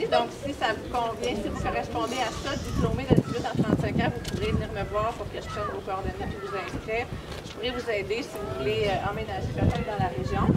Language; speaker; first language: French; native; French